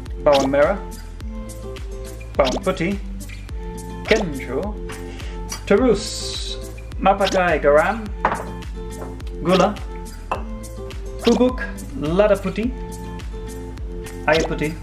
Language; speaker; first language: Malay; non-native, learner; English